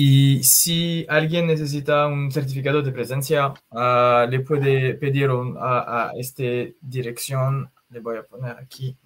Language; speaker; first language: Spanish; non-native, fluent; French